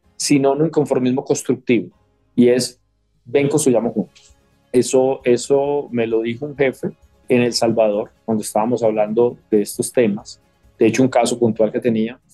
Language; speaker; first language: Spanish; native; Spanish